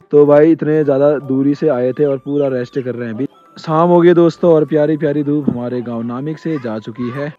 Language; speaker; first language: Hindi; non-native, local second language; Garhwali